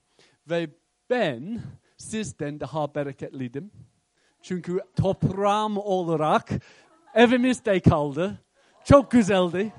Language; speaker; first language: Turkish; non-native, fluent; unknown